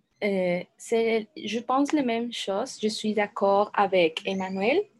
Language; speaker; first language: French; non-native, learner; Spanish